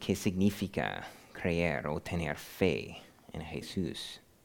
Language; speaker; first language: Spanish; non-native, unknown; English